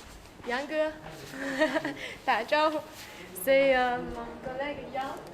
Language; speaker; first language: French; non-native, fluent; Chinese